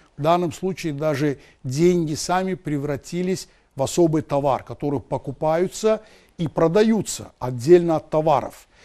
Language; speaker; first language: Russian; non-native, local second language; Azerbaijani